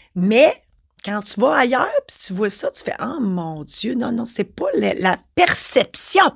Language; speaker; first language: French; native; French